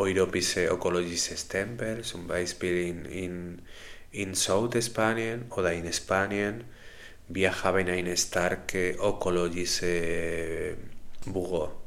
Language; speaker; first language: German; non-native, learner; Spanish